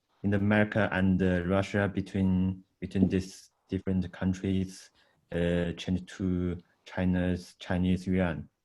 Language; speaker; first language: English; non-native, learner; Chinese